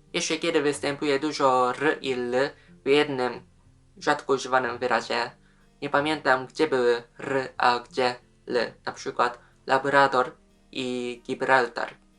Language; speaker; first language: Polish; non-native, fluent; Japanese